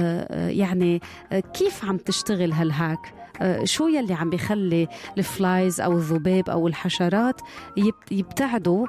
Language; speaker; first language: Arabic; native; Arabic